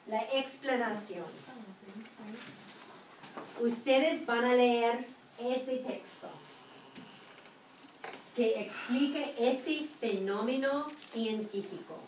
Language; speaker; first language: Spanish; non-native, fluent; English